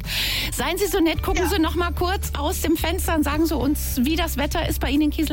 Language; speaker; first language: German; native; German